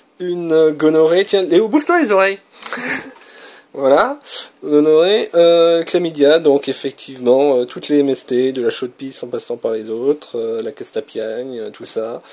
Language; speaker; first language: French; native; French